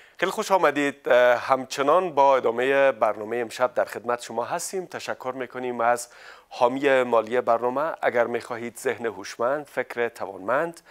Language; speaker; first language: Persian; native; Persian